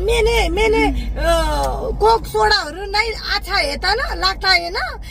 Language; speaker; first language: Hindi; non-native, learner; Nepali